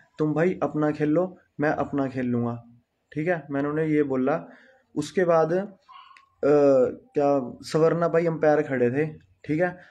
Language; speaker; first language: Hindi; non-native, local second language; Punjabi